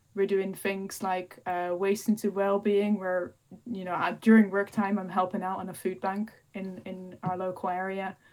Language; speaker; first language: English; non-native, fluent; Dutch